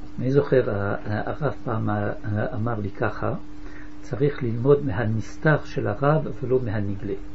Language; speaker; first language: Hebrew; non-native, fluent; English